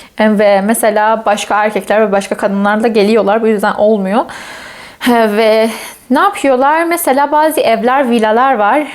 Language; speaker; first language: Turkish; non-native, fluent; Persian